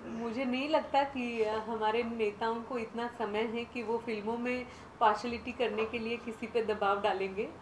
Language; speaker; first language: Hindi; non-native, local second language; Marathi